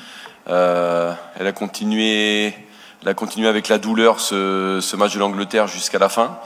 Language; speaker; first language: French; native; French